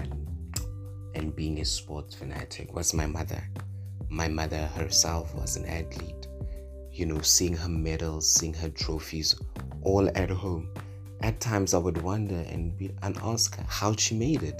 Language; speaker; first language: English; non-native, local second language; Northern Sotho